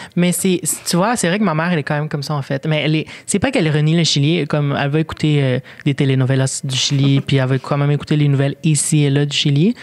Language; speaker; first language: French; early bilingual, other home language; Spanish